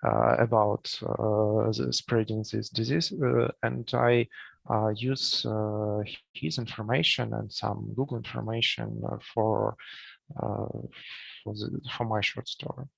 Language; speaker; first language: English; non-native, learner; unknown